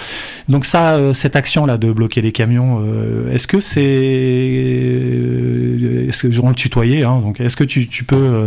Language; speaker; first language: French; native; French